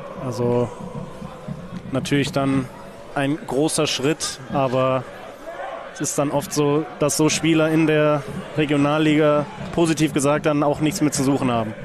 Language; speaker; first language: German; native; German